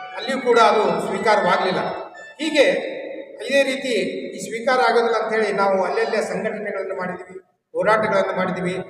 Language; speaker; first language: Kannada; native; Kannada